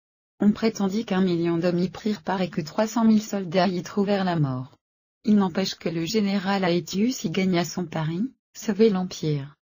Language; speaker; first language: French; native; French